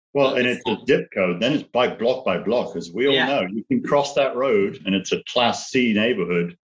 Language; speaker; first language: English; native; English